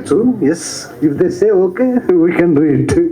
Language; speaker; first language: Telugu; native; Telugu